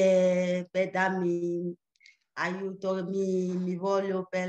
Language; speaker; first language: Italian; non-native, learner; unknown